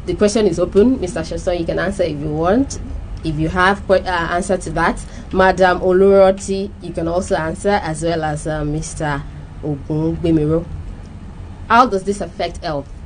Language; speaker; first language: English; non-native, local second language; Yoruba